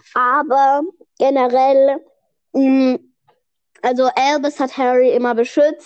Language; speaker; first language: German; native; German